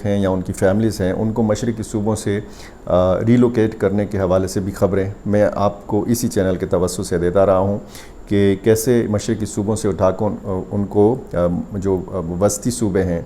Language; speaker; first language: Urdu; native; Urdu